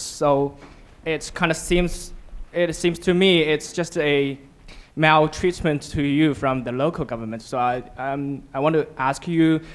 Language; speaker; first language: English; non-native, fluent; Chinese